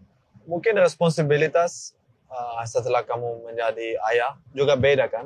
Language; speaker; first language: Indonesian; non-native, learner; Dutch